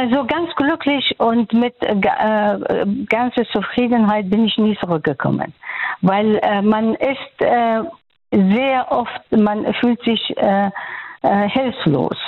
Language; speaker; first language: German; non-native, fluent; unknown